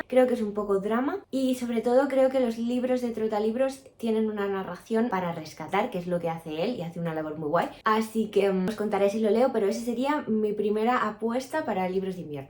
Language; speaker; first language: Spanish; native; Spanish